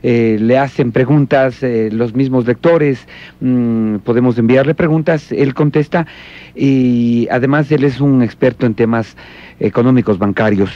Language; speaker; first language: Spanish; native; Spanish